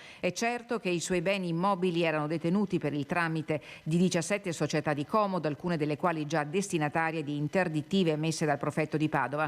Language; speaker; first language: Italian; native; Italian